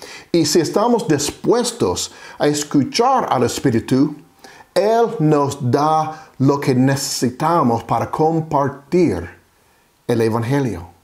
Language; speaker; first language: Spanish; non-native, fluent; English